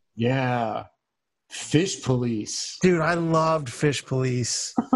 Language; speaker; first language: English; native; English